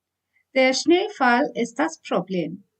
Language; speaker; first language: German; non-native, fluent; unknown